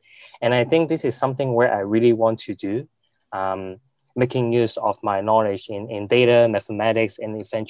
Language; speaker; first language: English; non-native, local second language; Cantonese